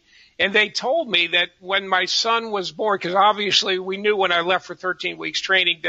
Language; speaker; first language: English; native; English